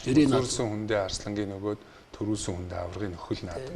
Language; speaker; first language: Mongolian; native; Mongolian